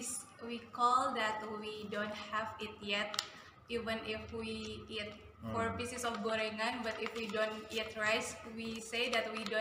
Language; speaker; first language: English; non-native, learner; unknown